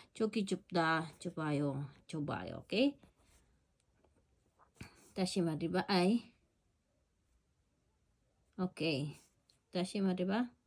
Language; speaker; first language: Korean; non-native, learner; Filipino